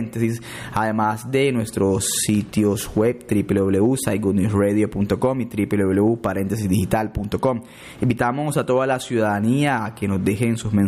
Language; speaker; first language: Spanish; non-native, local second language; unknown